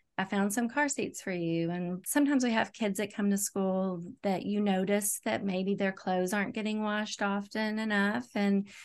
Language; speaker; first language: English; native; English